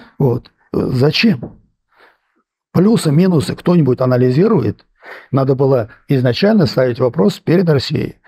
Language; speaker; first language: Russian; non-native, local second language; Armenian